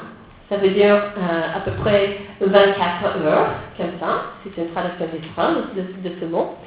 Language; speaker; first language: French; non-native, fluent; English